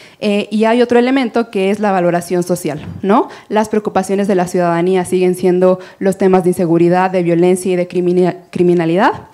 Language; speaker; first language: Spanish; native; Spanish